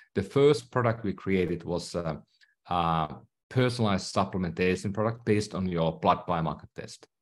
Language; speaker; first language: English; non-native, fluent; Finnish